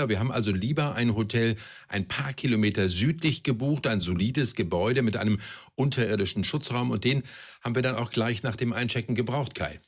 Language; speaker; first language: German; native; German